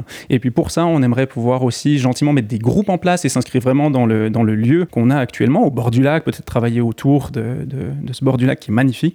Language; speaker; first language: French; native; French